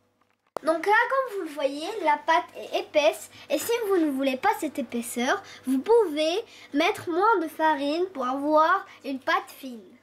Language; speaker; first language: French; non-native, local second language; Arabic